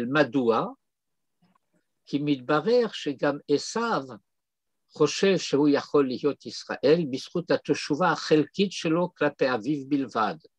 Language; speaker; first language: Hebrew; non-native, fluent; French